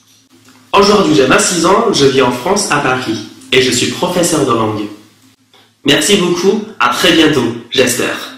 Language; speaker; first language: French; non-native, fluent; Chinese